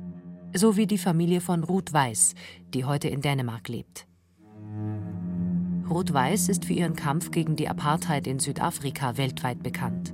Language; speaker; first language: German; native; German